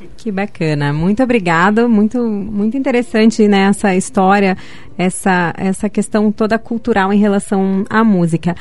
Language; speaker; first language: Portuguese; native; Portuguese